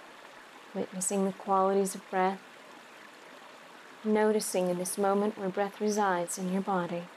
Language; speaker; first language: English; native; English